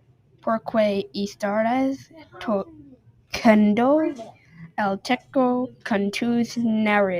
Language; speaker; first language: Spanish; non-native, learner; English